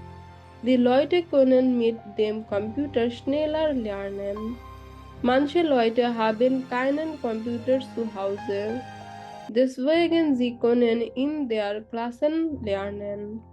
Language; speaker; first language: German; non-native, learner; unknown